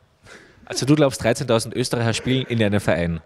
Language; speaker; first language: German; native; German